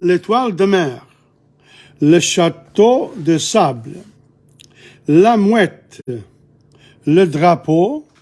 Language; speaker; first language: French; non-native, fluent; English